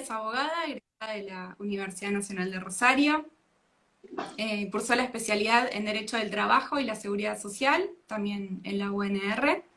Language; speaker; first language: Spanish; native; Spanish